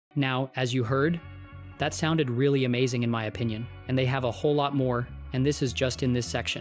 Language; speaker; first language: English; native; English